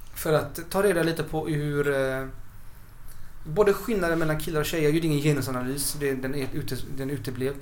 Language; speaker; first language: Swedish; early bilingual, other home language; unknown